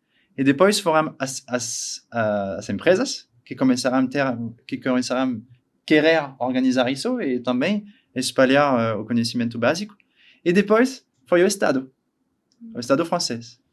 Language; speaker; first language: Portuguese; non-native, learner; French